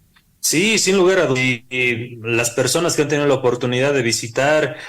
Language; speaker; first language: Spanish; native; Spanish